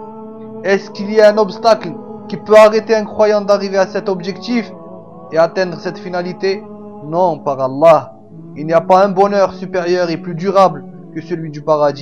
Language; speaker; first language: French; non-native, local second language; Arabic